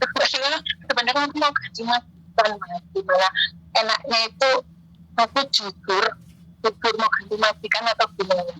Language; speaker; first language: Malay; non-native, local second language; Javanese